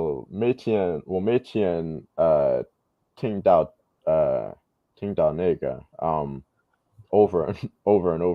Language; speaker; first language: Chinese; non-native, learner; English